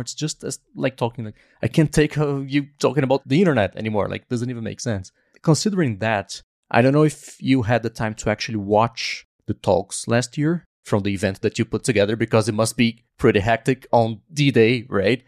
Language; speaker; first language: English; non-native, fluent; Portuguese